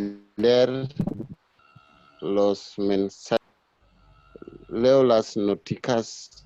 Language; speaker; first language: Spanish; non-native, learner; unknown